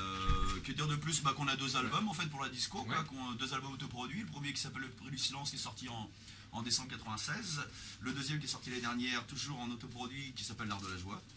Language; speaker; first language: French; native; French